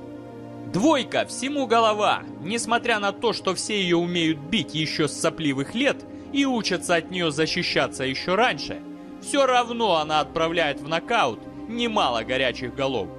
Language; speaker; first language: Russian; native; Russian